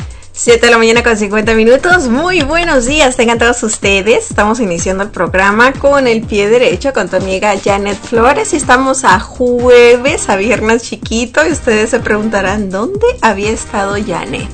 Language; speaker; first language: Spanish; native; Spanish